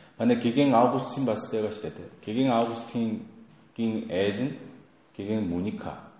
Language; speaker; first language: Mongolian; non-native, fluent; Korean